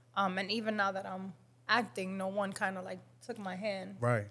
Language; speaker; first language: English; non-native, fluent; Spanish